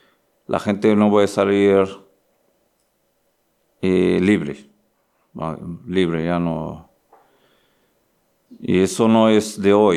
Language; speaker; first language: Spanish; non-native, learner; Arabic